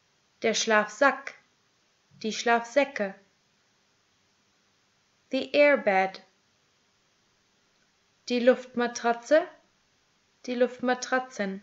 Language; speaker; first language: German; native; German